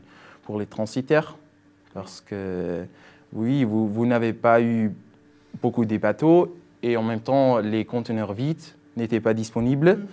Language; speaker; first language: French; non-native, fluent; Swiss German